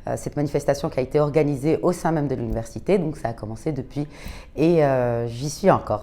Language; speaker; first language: French; non-native, local second language; Arabic